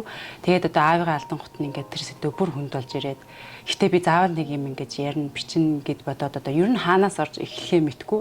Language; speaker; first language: Mongolian; native; Mongolian